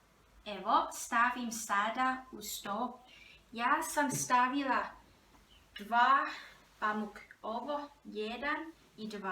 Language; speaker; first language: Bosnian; non-native, learner; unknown